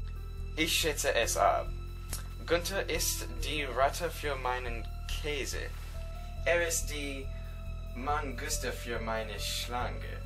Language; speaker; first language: German; non-native, learner; English